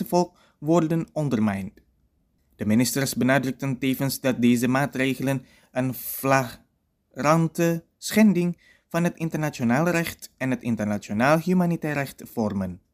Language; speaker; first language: Dutch; non-native, fluent; Indonesian